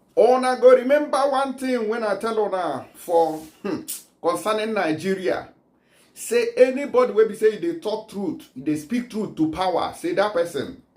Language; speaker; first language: Nigerian Pidgin; native; Nigerian Pidgin